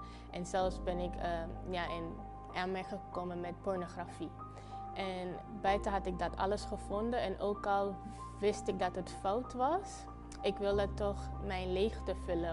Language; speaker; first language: Dutch; early bilingual, other home language; Papiamento